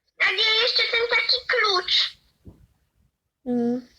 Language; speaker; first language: Polish; native; Polish